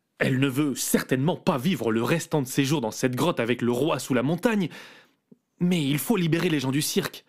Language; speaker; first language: French; native; French